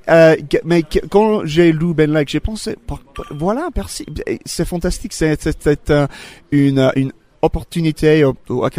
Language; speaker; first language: French; non-native, learner; English